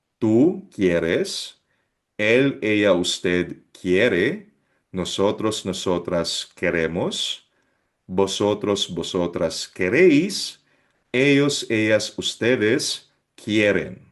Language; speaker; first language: Spanish; non-native, fluent; Filipino